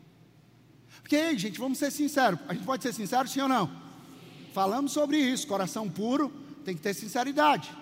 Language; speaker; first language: Portuguese; native; Portuguese